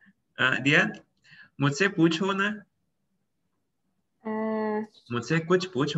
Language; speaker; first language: Hindi; non-native, fluent; Indonesian